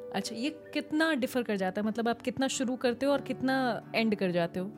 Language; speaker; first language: Hindi; native; Hindi